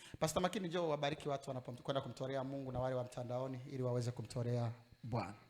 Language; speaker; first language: Swahili; native; Swahili